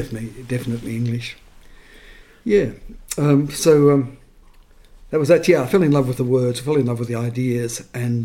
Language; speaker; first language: English; non-native, local second language; Estonian